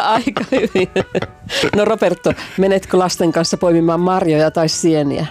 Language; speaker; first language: Finnish; native; Finnish